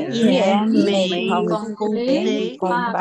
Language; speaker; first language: Spanish; non-native, learner; Chinese